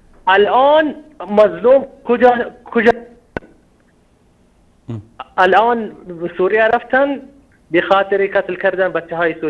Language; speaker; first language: Persian; non-native, learner; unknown